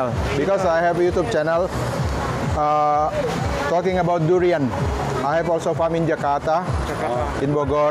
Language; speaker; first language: English; non-native, learner; Indonesian